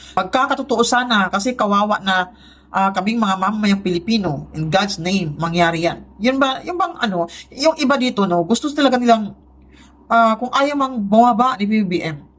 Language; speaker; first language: Filipino; non-native, local second language; Cebuano